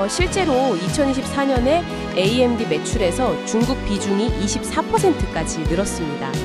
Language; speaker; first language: Korean; native; Korean